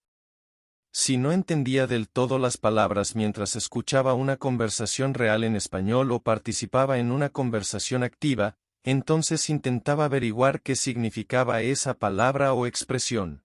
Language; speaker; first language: Spanish; non-native, fluent; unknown